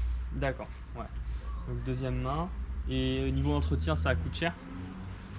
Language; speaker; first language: French; native; French